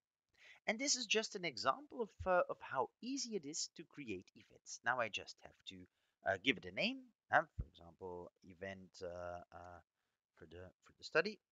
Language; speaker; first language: English; non-native, fluent; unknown